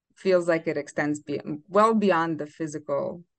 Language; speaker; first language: English; non-native, fluent; Romanian